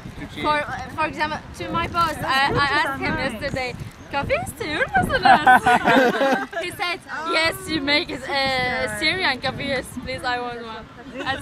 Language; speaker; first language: English; non-native, learner; Arabic